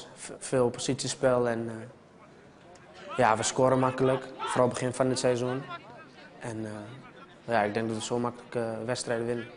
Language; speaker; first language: Dutch; early bilingual, other home language; Turoyo